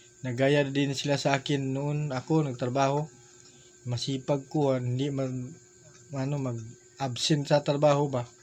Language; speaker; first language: Filipino; non-native, local second language; Cebuano